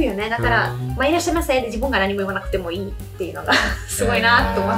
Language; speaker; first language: Japanese; non-native, fluent; Italian